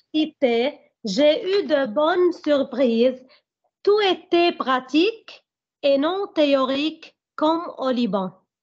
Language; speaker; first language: French; non-native, learner; Arabic